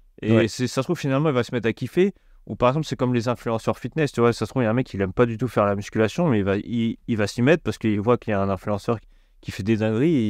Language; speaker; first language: French; native; French